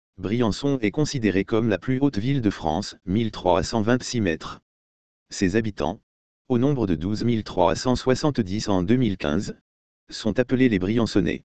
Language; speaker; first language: French; native; French